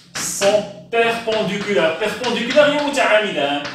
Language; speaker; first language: French; non-native, local second language; Arabic